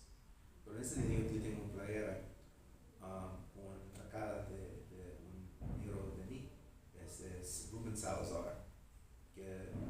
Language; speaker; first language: Spanish; non-native, learner; English